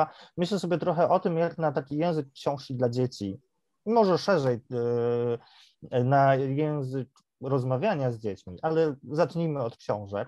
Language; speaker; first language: Polish; native; Polish